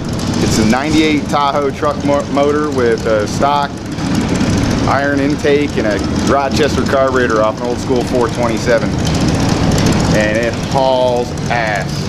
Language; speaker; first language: English; native; English